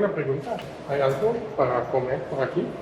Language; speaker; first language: Spanish; non-native, learner; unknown